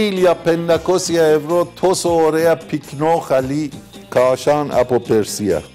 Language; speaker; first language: Greek; non-native, learner; Persian